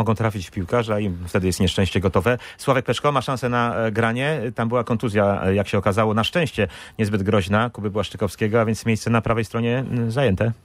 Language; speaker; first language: Polish; native; Polish